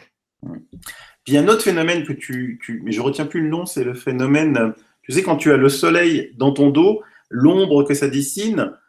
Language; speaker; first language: French; native; French